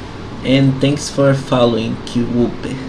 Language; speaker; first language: English; non-native, fluent; Portuguese